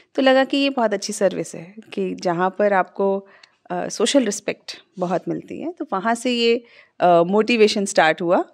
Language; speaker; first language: Hindi; native; Hindi